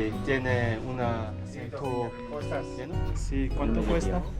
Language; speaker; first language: Spanish; non-native, learner; Korean